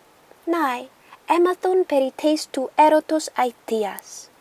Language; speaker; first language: Greek; non-native, learner; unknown